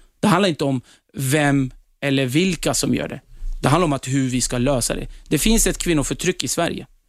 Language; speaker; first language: Swedish; early bilingual, other home language; Kurdish